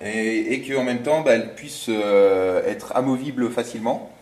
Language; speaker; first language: French; native; French